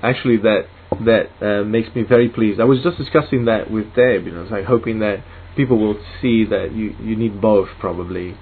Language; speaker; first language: English; non-native, fluent; Italian